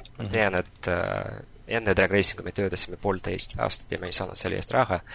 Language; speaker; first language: Estonian; non-native, local second language; Russian